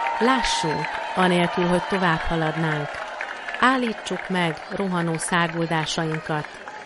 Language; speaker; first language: Hungarian; native; Hungarian